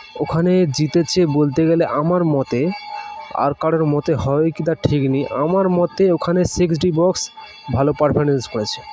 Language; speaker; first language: Bangla; non-native, local second language; Hindi